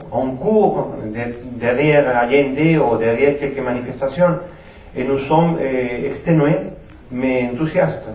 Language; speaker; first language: French; non-native, fluent; Spanish